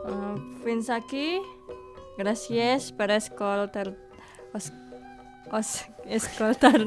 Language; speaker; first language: Catalan; non-native, learner; Indonesian